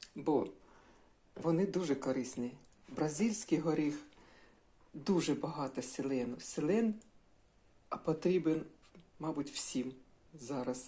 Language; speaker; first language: Ukrainian; non-native, local second language; Russian